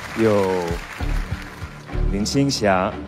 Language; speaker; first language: Chinese; non-native, local second language; Cantonese